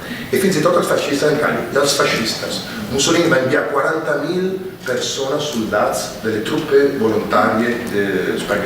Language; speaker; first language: Catalan; non-native, fluent; Italian